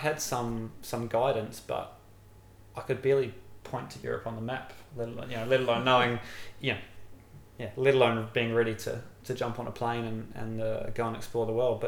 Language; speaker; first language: English; native; English